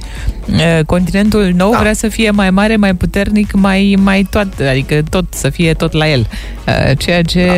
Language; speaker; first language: Romanian; native; Romanian